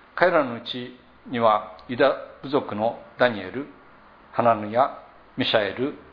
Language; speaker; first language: Japanese; native; Japanese